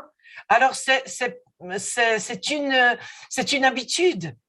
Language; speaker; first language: French; non-native, fluent; Ukrainian